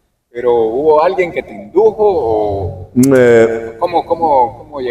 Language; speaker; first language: Spanish; native; Spanish